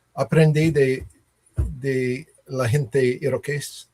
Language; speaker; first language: Spanish; non-native, learner; English